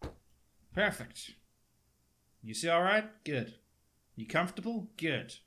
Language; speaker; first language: English; native; English